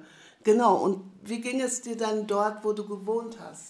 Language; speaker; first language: German; native; German